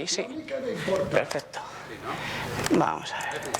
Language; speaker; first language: Spanish; native; Spanish